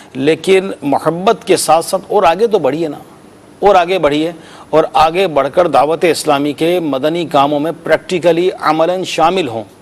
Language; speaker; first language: Urdu; native; Urdu